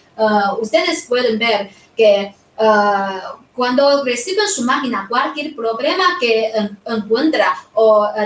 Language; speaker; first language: Spanish; non-native, fluent; Chinese